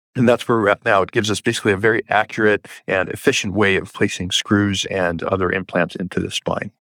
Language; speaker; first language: English; early bilingual, other home language; Persian